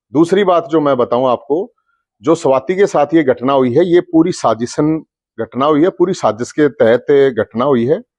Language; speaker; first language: Hindi; native; Hindi